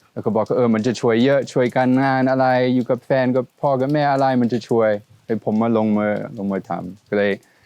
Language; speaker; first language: Thai; non-native, fluent; Swedish